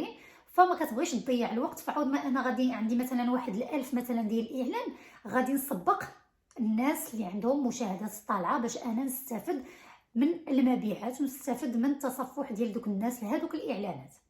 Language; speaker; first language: Arabic; native; Arabic